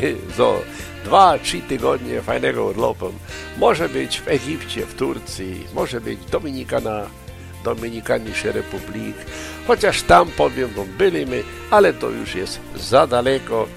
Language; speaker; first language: Polish; early bilingual, heritage; Polish